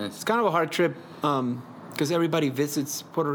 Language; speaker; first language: English; early bilingual, other home language; Spanish